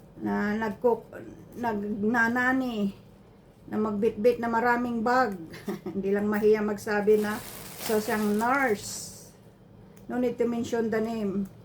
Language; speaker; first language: Filipino; non-native, local second language; Iloko